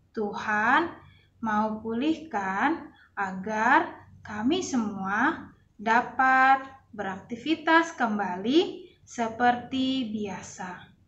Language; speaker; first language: Indonesian; native; Indonesian